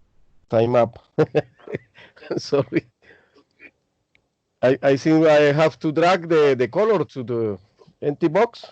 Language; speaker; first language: English; non-native, learner; Spanish